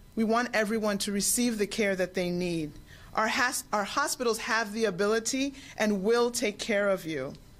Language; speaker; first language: English; native; English